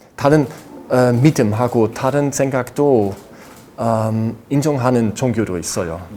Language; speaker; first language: Korean; non-native, fluent; German